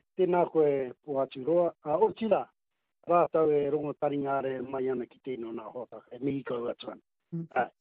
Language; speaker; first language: Māori; native; Māori